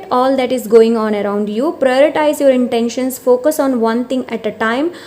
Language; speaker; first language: English; non-native, local second language; Kannada